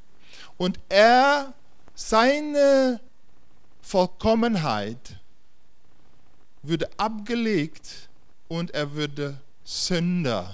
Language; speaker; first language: German; non-native, fluent; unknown